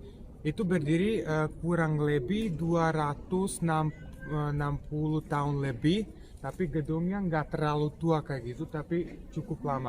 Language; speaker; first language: Indonesian; non-native, fluent; Serbian